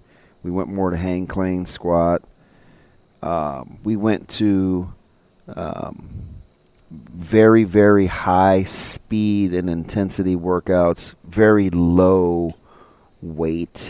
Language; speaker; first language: English; native; English